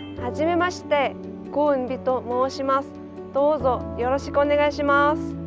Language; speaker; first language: Japanese; non-native, learner; Korean